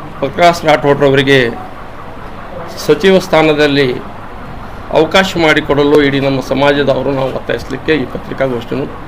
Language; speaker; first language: Kannada; non-native, local second language; Lambadi